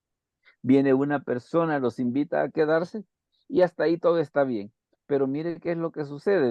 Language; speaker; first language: Spanish; native; Spanish